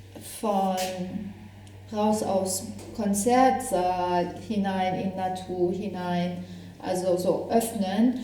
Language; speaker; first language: German; non-native, fluent; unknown